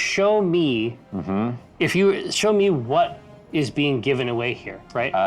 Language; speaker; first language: English; native; English